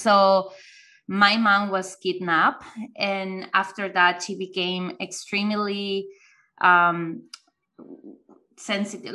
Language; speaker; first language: English; non-native, fluent; Spanish